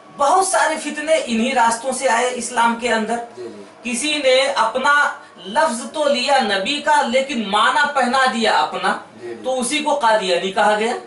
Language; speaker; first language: Urdu; native; Urdu